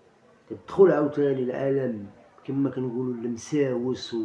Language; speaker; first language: Arabic; native; Arabic